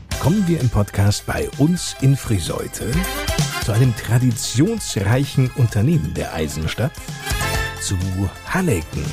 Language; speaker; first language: German; native; German